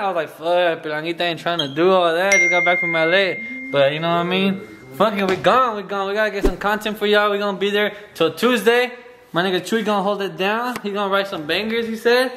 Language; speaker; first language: English; early bilingual, other home language; Spanish